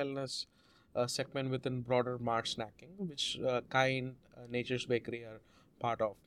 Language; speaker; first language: English; non-native, local second language; Malayalam